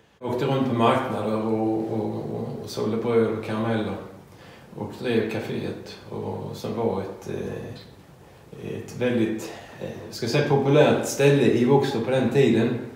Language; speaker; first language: Swedish; native; Swedish